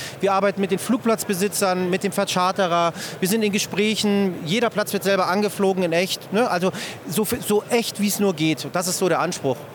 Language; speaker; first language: German; native; German